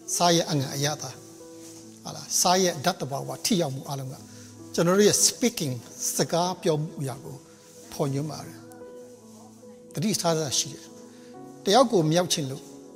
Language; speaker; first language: Burmese; non-native, local second language; Hakha Chin